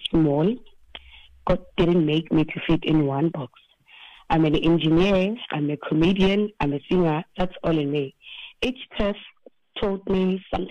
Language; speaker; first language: English; non-native, local second language; Tsonga